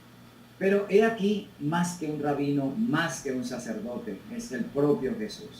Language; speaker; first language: Spanish; native; Spanish